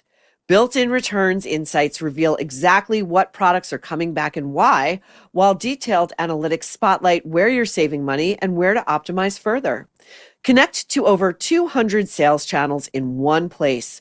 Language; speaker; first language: English; native; English